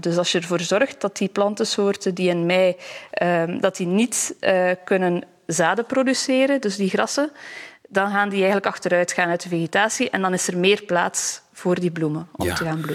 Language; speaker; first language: Dutch; native; Dutch